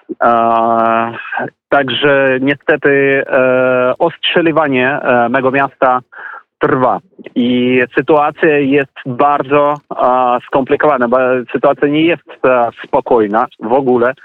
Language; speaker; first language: Polish; non-native, fluent; Ukrainian